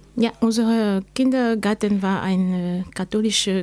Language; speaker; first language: German; non-native, learner; French